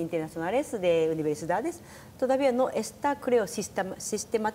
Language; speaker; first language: Spanish; non-native, learner; Japanese